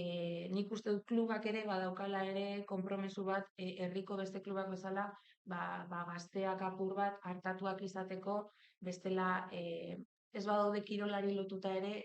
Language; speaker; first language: Basque; native; Basque